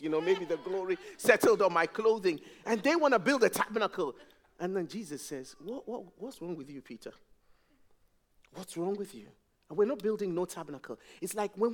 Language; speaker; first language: English; non-native, local second language; Akan